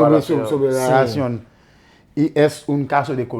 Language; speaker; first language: Spanish; non-native, fluent; Haitian Creole